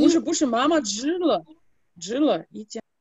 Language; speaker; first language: Chinese; non-native, fluent; Russian